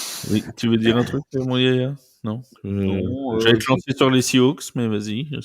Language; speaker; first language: French; native; French